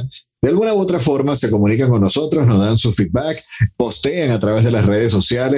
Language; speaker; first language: Spanish; native; Spanish